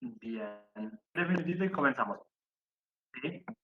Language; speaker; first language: Spanish; native; Spanish